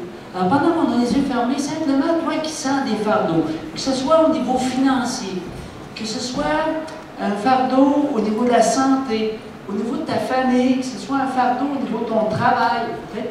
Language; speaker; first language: French; native; French